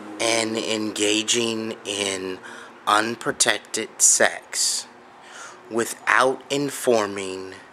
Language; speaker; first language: English; native; English